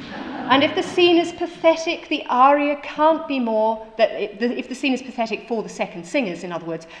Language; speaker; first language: English; native; English